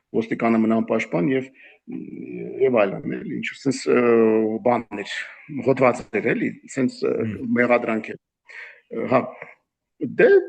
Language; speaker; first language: Armenian; native; Armenian